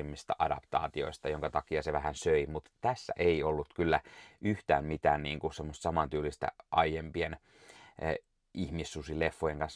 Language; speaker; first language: Finnish; native; Finnish